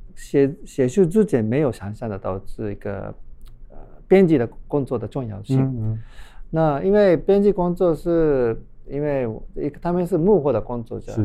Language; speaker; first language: Chinese; non-native, fluent; Japanese